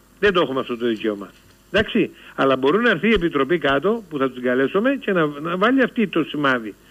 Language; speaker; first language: Greek; native; Greek